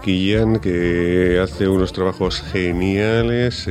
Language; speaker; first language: Spanish; native; Spanish